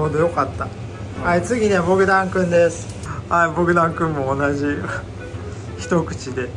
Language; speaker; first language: Japanese; native; Japanese